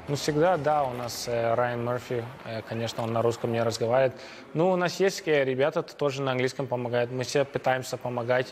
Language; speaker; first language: Russian; early bilingual, heritage; Russian